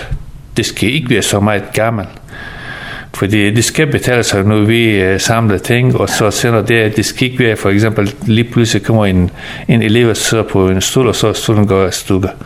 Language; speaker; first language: Danish; early bilingual, other home language; Persian